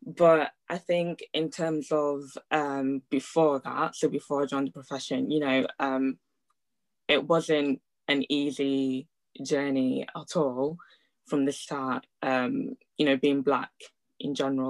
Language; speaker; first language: English; early bilingual, other home language; Italian